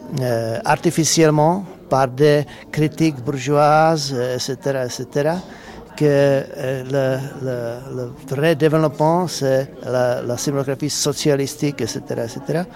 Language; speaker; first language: French; non-native, learner; Czech